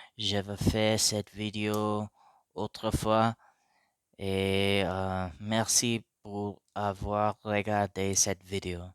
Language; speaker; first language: French; non-native, learner; Hindi